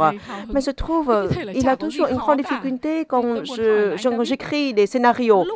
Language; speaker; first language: French; non-native, fluent; Vietnamese